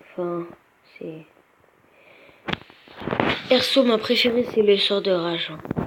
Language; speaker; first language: French; native; French